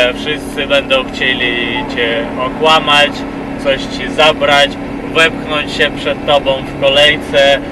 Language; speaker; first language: Polish; non-native, fluent; Ukrainian